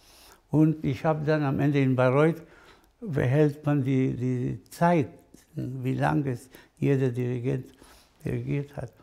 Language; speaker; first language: German; non-native, fluent; Spanish